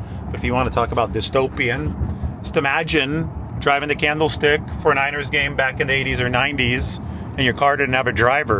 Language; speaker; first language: English; native; English